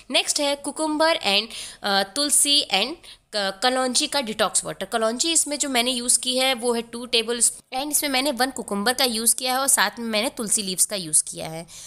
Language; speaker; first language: Hindi; native; Hindi